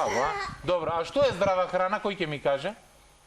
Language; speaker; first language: Macedonian; native; Macedonian